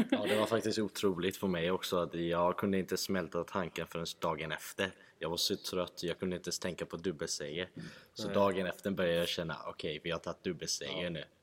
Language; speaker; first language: Swedish; non-native, fluent; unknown